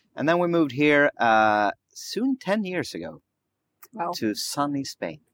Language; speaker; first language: English; early bilingual, other home language; Swedish